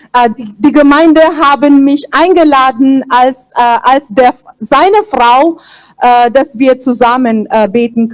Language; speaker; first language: German; non-native, fluent; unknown